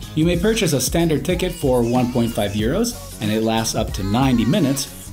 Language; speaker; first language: English; non-native, fluent; Italian